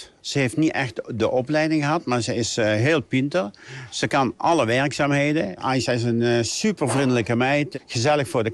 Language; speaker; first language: Dutch; native; Dutch